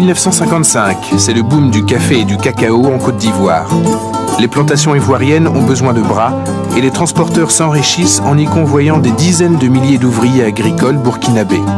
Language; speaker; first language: French; native; French